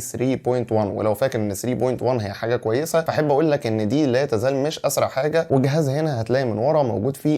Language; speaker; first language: Arabic; native; Arabic